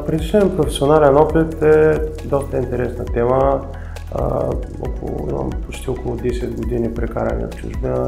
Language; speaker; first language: Bulgarian; native; Bulgarian